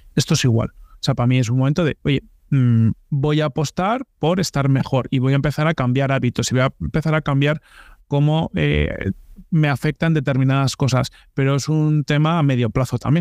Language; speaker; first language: Spanish; native; Spanish